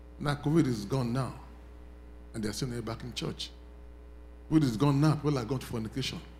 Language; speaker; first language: English; non-native, local second language; Yoruba